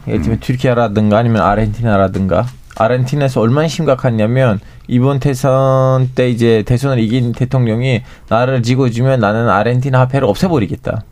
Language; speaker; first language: Korean; non-native, fluent; Turkish